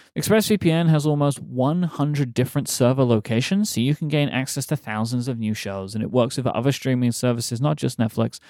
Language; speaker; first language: English; native; English